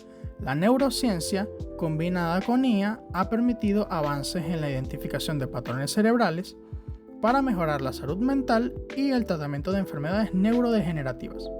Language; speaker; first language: Spanish; native; Spanish